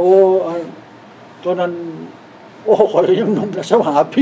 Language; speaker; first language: English; non-native, learner; Lao